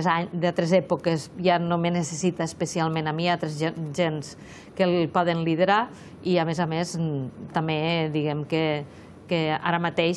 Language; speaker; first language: Catalan; native; Catalan